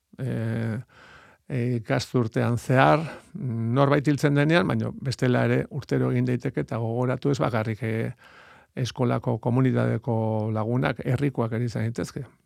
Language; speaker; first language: Basque; native; Basque